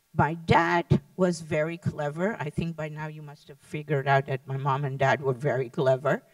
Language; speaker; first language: English; early bilingual, other home language; Lithuanian